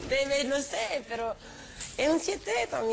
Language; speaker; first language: Spanish; non-native, learner; French